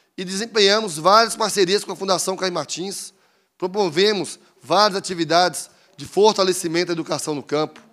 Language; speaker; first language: Portuguese; native; Portuguese